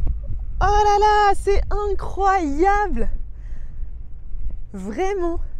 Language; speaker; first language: French; native; French